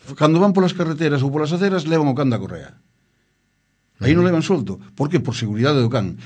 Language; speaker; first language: Galician; native; Galician